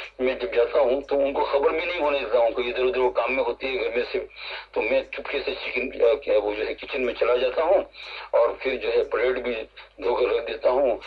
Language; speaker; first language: Urdu; non-native, local second language; Gujarati